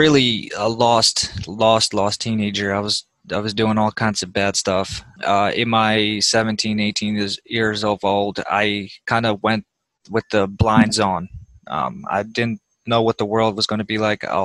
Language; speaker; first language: English; early bilingual, other home language; Russian